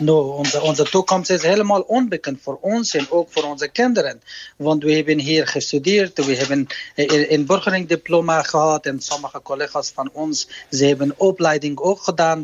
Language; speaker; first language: Dutch; non-native, learner; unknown